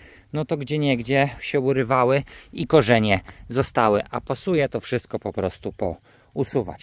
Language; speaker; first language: Polish; native; Polish